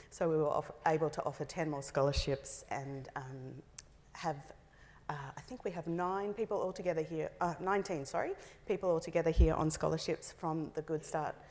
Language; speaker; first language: English; native; English